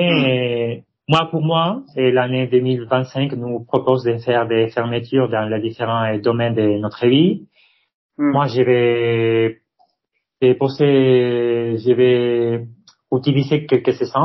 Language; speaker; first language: French; non-native, fluent; Spanish